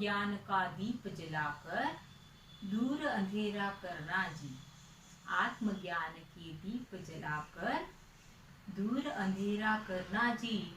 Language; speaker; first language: Hindi; non-native, local second language; Marathi